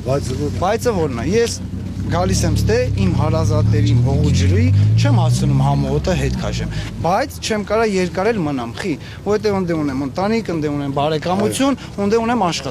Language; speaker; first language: Armenian; non-native, local second language; Kurdish